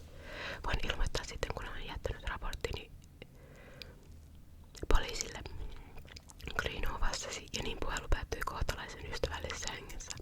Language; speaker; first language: Finnish; native; Finnish